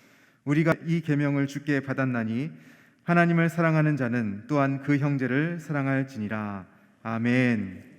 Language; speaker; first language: Korean; native; Korean